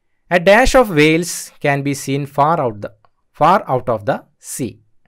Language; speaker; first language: English; non-native, local second language; Malayalam